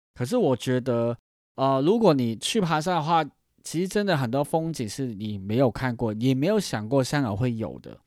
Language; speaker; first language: Chinese; non-native, fluent; Cantonese